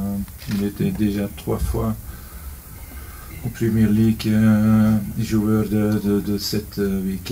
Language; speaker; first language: French; non-native, local second language; Dutch